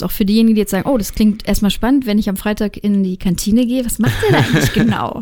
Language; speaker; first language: German; native; German